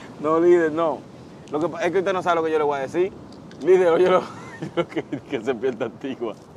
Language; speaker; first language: Spanish; native; Spanish